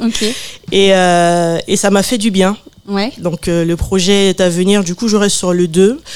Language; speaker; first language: French; native; French